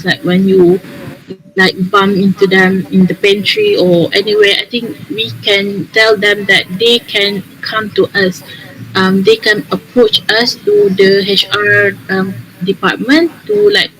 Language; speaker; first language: English; non-native, learner; Malay